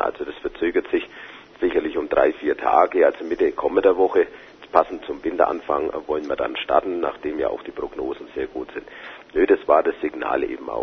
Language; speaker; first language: German; native; German